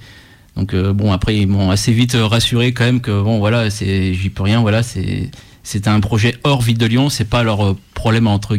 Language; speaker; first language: French; native; French